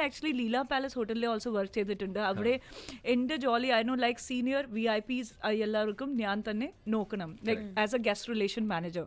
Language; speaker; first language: Malayalam; non-native, local second language; Hindi